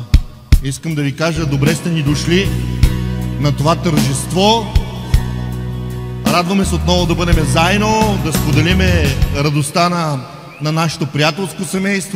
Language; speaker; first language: Bulgarian; native; Bulgarian